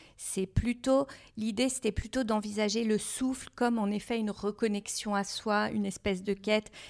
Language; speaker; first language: French; native; French